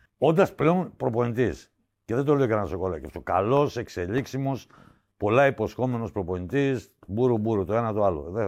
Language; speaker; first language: Greek; native; Greek